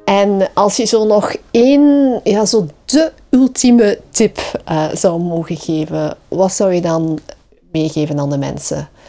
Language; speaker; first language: Dutch; native; Dutch